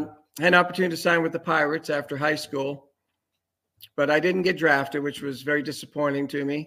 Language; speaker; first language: English; native; English